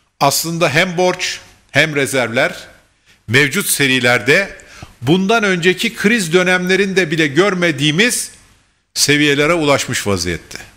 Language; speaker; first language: Turkish; native; Turkish